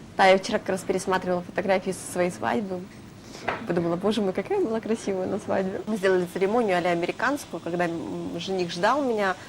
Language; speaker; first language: Russian; native; Russian